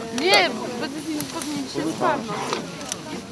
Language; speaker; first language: Polish; native; Polish